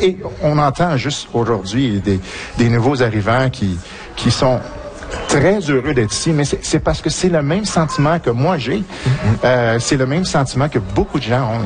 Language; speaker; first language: French; native; French